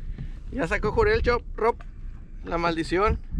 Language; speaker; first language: Spanish; native; Spanish